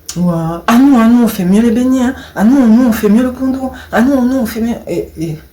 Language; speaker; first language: French; early bilingual, other home language; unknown